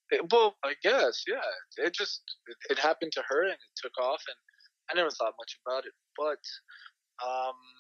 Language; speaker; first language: English; native; English